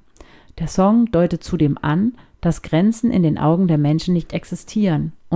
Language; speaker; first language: German; native; German